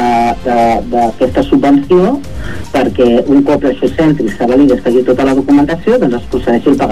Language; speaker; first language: Catalan; native; Catalan